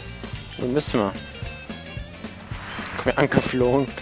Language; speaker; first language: German; native; German